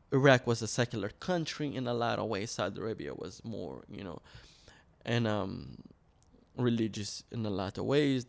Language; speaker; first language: English; early bilingual, other home language; Arabic